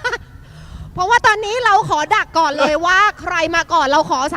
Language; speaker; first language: Thai; native; Thai